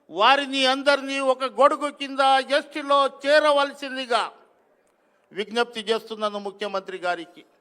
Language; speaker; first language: Telugu; non-native, local second language; Lambadi